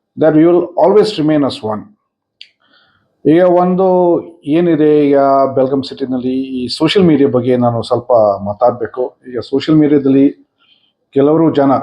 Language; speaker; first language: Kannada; non-native, fluent; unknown